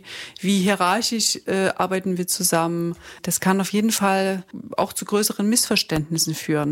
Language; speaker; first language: German; native; German